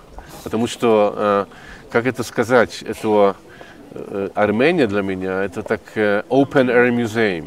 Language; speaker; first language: Russian; non-native, fluent; Polish